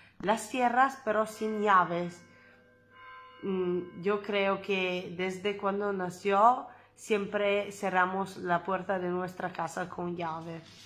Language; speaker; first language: Spanish; non-native, fluent; Italian